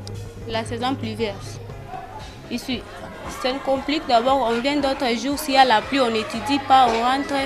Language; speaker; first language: French; non-native, local second language; Swahili